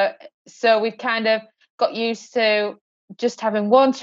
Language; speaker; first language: English; native; English